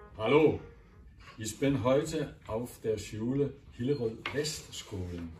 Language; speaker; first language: German; non-native, fluent; Danish